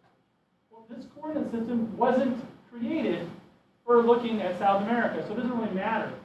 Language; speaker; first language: English; native; English